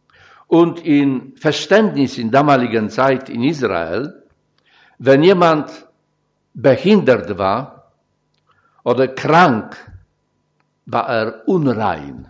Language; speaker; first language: German; non-native, fluent; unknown